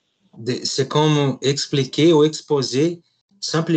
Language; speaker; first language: French; non-native, learner; Portuguese